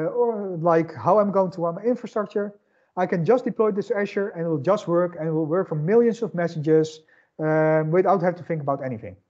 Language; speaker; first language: English; non-native, fluent; Dutch